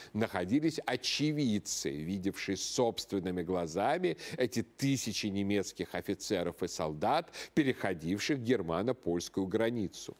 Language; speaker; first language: Russian; native; Russian